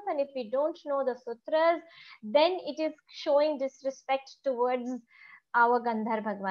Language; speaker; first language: English; non-native, local second language; Gujarati